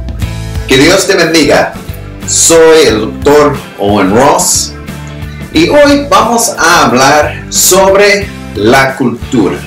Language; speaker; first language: Spanish; non-native, fluent; English